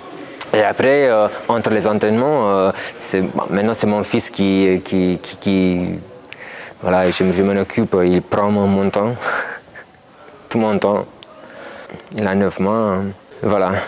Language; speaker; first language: French; non-native, fluent; Romanian